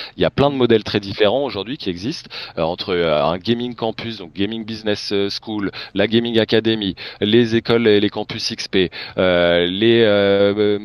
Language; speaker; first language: French; native; French